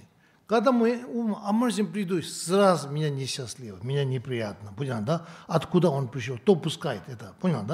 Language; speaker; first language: Russian; non-native, learner; Tibetan